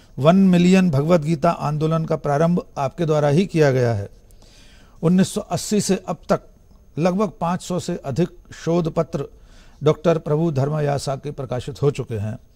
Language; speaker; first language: Hindi; native; Hindi